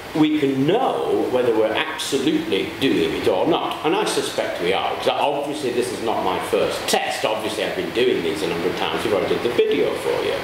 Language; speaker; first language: English; native; English